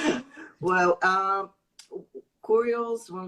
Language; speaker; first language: English; non-native, learner; Portuguese